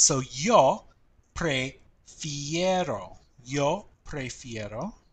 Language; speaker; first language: Spanish; non-native, learner; English